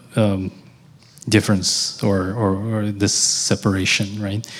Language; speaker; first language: English; non-native, fluent; Portuguese